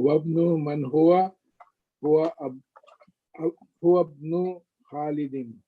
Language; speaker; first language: Arabic; non-native, learner; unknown